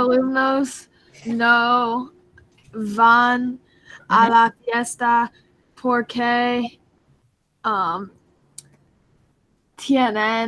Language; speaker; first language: Spanish; non-native, learner; English